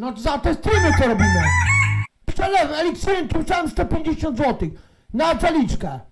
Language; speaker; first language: Polish; native; Polish